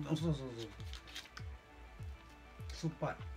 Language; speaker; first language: Japanese; native; Japanese